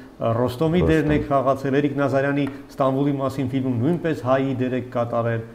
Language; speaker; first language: Armenian; native; Armenian